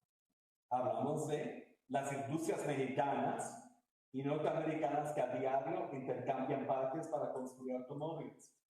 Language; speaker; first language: Spanish; early bilingual, heritage; Spanish